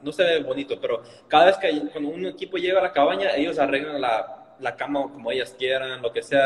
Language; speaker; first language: Spanish; early bilingual, heritage; Spanish